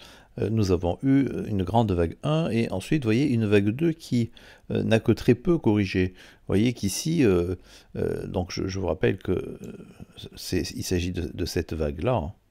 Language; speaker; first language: French; native; French